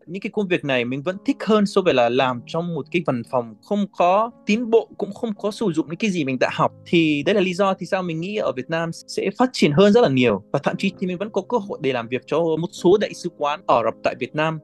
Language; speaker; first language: Vietnamese; non-native, fluent; Arabic